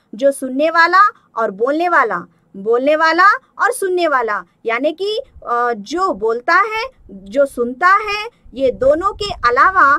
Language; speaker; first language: Hindi; non-native, local second language; Telugu